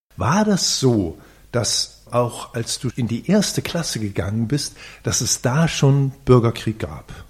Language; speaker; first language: German; native; German